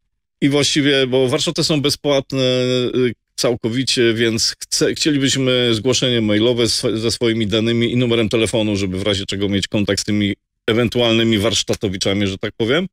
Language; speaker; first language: Polish; native; Polish